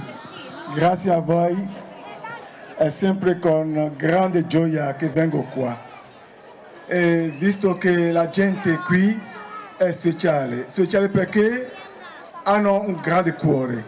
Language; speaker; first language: Italian; non-native, fluent; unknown